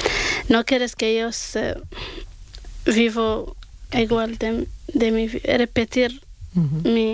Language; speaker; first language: Spanish; non-native, learner; Arabic